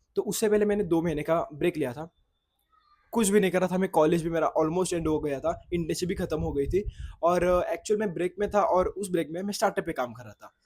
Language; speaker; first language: Hindi; non-native, local second language; Marathi